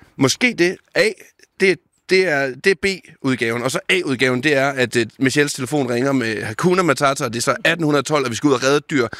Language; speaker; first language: Danish; native; Danish